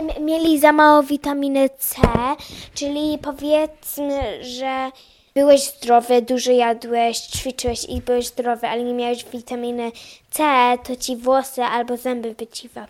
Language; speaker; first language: Polish; early bilingual, heritage; Polish